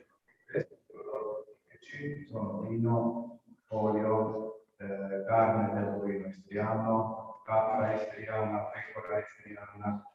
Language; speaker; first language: Italian; non-native, local second language; Croatian